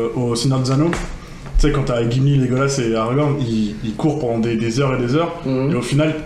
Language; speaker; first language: French; native; French